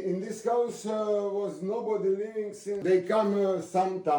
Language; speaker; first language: English; non-native, learner; Croatian